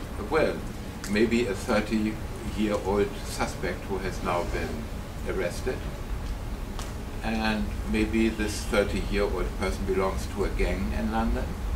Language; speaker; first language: English; non-native, fluent; German